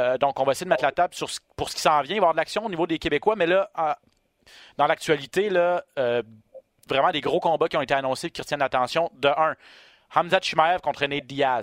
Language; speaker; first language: French; native; French